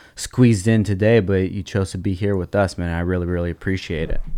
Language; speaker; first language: English; native; English